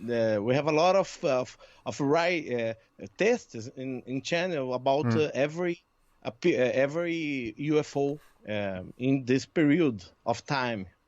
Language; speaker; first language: English; non-native, learner; Portuguese